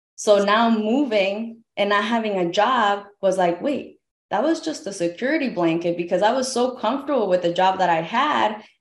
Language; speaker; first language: English; early bilingual, other home language; Spanish